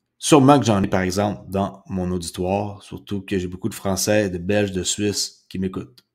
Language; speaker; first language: French; native; French